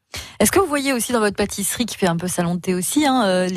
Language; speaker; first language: French; native; French